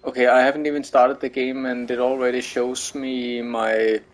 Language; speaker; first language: English; non-native, fluent; Danish